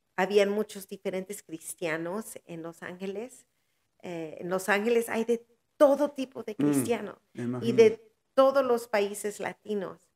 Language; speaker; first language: Spanish; early bilingual, heritage; Spanish